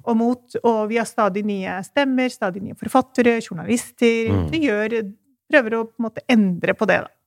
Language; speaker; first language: Norwegian; early bilingual, other home language; Urdu